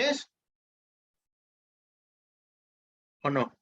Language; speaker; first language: English; non-native, learner; Spanish